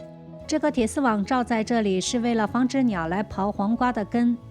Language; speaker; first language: Chinese; native; Chinese